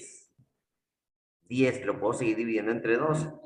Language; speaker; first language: Spanish; native; Spanish